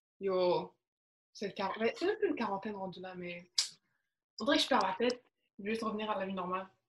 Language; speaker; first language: French; native; French